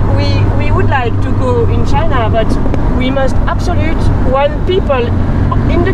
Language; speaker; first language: English; non-native, learner; French